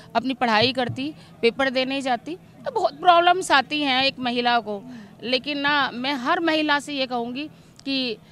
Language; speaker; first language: Hindi; native; Hindi